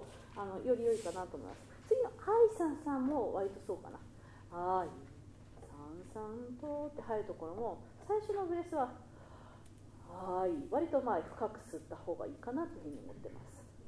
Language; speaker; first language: Japanese; native; Japanese